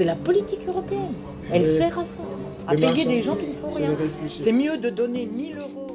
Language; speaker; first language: French; native; French